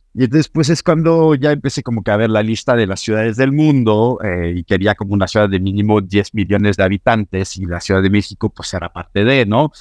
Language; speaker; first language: Spanish; non-native, fluent; French